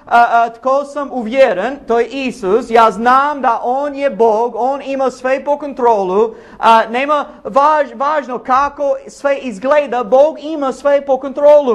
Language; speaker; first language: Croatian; non-native, learner; English